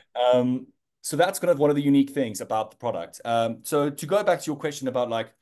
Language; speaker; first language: English; native; English